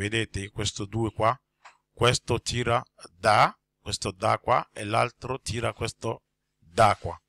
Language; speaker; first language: Italian; non-native, fluent; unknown